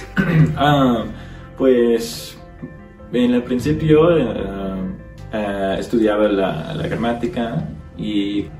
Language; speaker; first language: Spanish; non-native, fluent; English